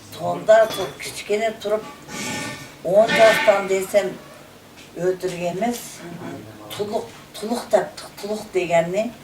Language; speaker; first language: Kazakh; non-native, local second language; Uyghur